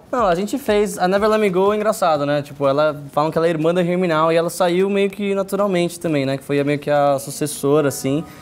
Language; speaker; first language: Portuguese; native; Portuguese